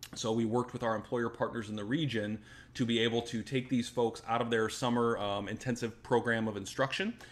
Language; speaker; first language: English; native; English